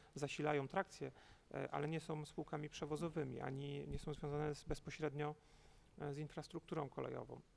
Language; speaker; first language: Polish; native; Polish